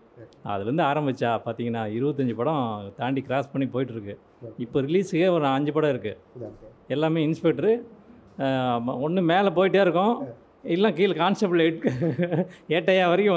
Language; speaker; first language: Tamil; native; Tamil